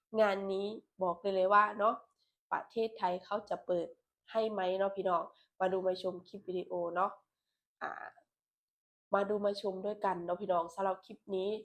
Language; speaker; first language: Thai; non-native, local second language; Lao